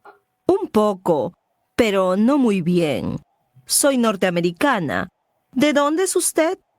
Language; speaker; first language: Spanish; non-native, learner; English